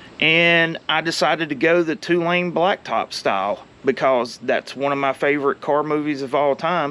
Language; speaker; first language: English; native; English